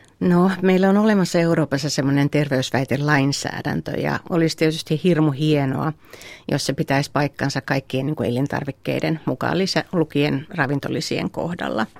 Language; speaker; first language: Finnish; native; Finnish